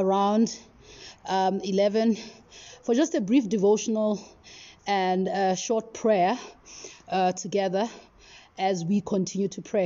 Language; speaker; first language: English; non-native, local second language; Northern Sotho